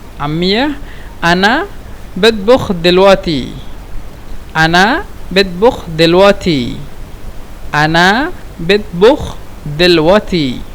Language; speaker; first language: Egyptian Arabic; non-native, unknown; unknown